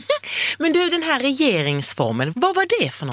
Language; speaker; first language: Swedish; native; Swedish